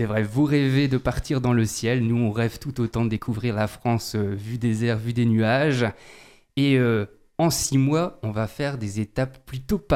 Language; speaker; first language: French; native; French